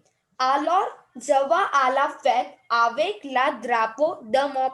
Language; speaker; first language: French; non-native, learner; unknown